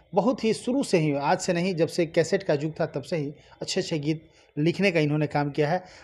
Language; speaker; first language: Hindi; native; Hindi